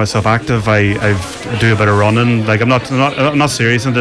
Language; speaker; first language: English; native; English